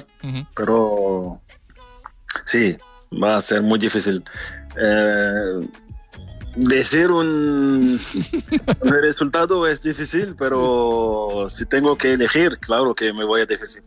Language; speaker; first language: Spanish; non-native, fluent; French